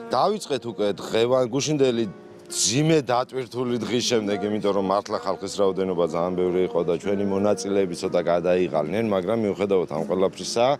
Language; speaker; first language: Georgian; native; Georgian